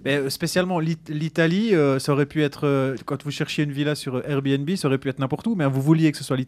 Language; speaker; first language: French; native; French